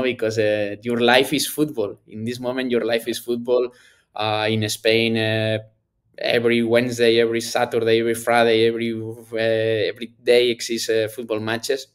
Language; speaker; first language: English; non-native, learner; Spanish